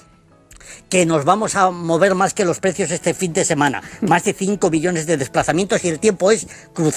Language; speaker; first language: Spanish; native; Spanish